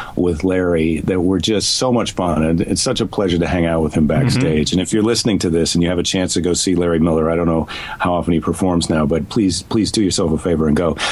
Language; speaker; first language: English; native; English